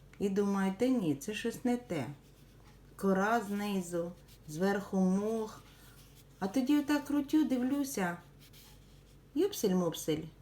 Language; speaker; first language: Ukrainian; native; Ukrainian